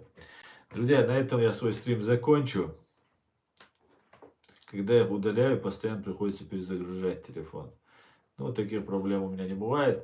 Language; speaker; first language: Russian; non-native, local second language; Chechen